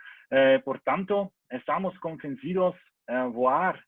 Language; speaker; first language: Portuguese; non-native, learner; German